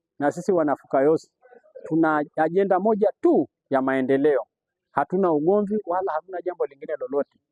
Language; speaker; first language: Swahili; native; Swahili